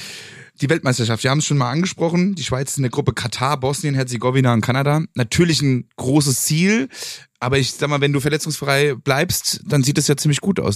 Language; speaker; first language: German; native; German